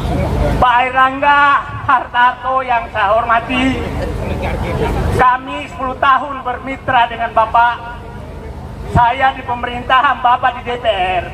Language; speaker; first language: Indonesian; native; Indonesian